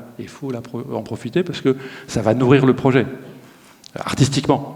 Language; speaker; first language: French; native; French